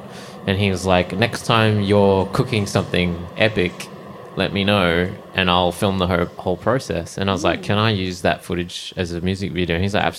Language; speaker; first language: English; native; English